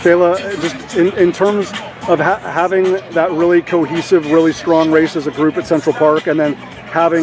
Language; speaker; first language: English; native; English